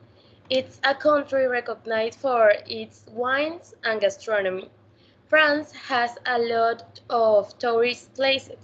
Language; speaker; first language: English; non-native, learner; Spanish